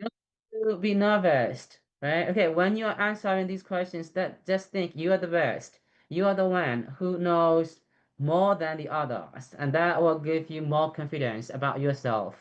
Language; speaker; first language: English; non-native, fluent; Indonesian